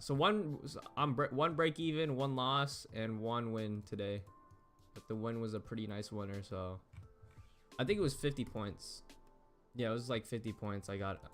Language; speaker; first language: English; native; English